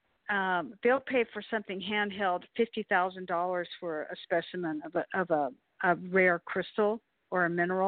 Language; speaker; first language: English; native; English